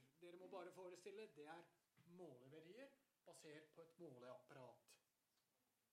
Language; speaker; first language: Norwegian; non-native, fluent; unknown